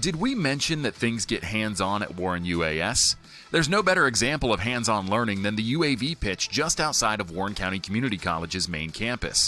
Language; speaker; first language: English; native; English